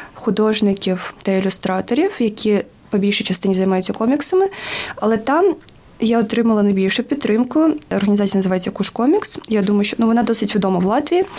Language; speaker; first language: Ukrainian; native; Ukrainian